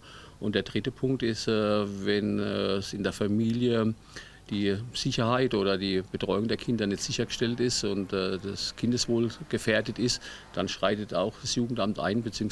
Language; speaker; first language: German; native; German